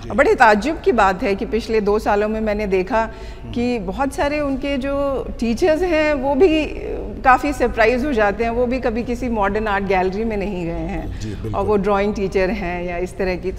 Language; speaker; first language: Hindi; native; Hindi